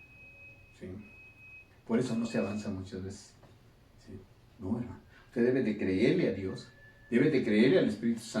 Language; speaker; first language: Spanish; native; Spanish